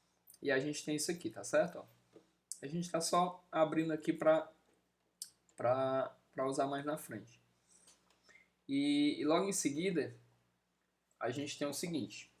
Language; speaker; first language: Portuguese; native; Portuguese